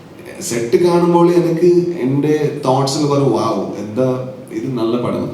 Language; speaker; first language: Malayalam; non-native, learner; Kannada